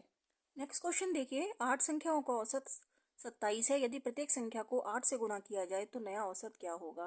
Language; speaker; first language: Hindi; native; Hindi